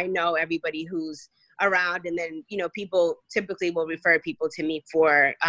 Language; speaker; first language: English; early bilingual, other home language; Kabuverdianu